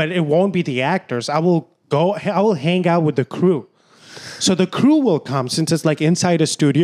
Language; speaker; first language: English; non-native, local second language; Urdu